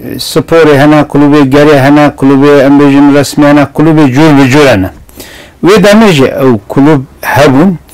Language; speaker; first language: Kurdish; non-native, local second language; Zaza